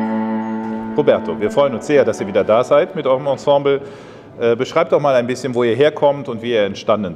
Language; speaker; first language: German; native; German